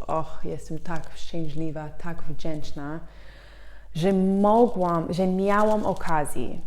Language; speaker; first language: Polish; non-native, fluent; English